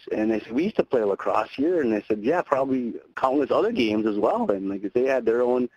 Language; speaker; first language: English; native; English